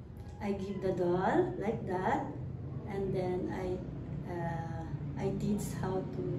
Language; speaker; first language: English; non-native, learner; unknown